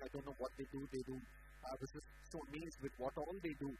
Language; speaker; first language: English; non-native, local second language; Marathi